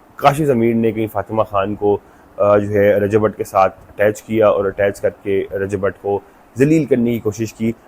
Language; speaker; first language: Urdu; non-native, local second language; Punjabi